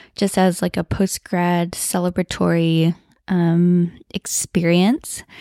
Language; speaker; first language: English; early bilingual, other home language; Chinese